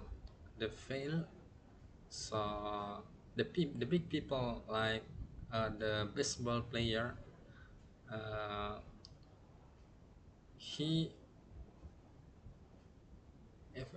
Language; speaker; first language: English; non-native, learner; Indonesian